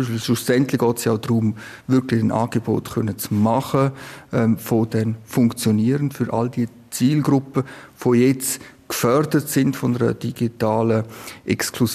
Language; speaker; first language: German; native; German